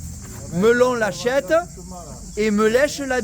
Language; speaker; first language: French; native; French